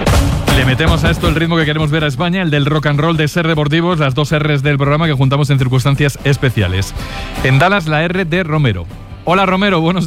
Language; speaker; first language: Spanish; native; Spanish